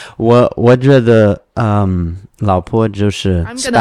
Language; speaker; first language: Chinese; non-native, learner; English